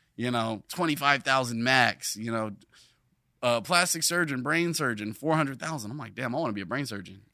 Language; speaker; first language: English; native; English